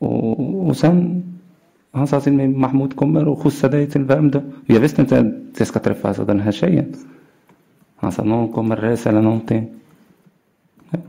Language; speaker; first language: Swedish; non-native, learner; Arabic